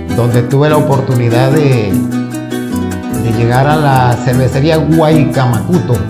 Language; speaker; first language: Spanish; native; Spanish